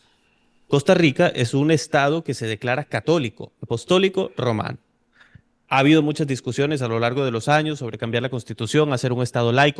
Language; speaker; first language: Spanish; native; Spanish